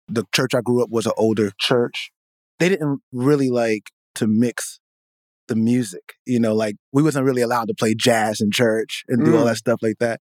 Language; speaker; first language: English; native; English